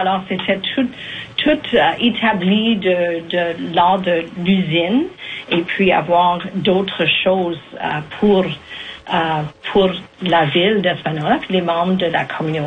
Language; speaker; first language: French; native; French